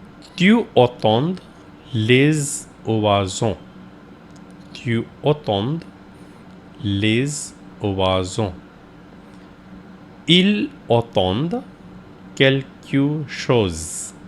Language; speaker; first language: French; non-native, learner; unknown